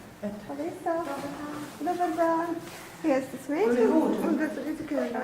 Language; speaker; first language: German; non-native, fluent; Bosnian